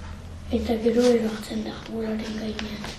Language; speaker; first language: Basque; non-native, local second language; French